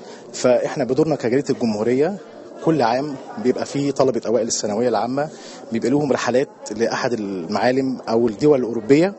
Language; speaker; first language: Arabic; native; Arabic